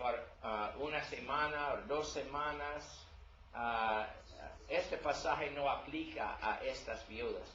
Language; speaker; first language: Spanish; non-native, learner; English